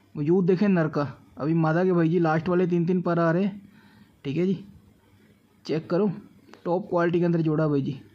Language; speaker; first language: Hindi; non-native, local second language; Punjabi